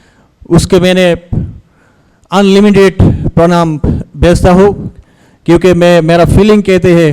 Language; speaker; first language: Hindi; non-native, learner; Bangla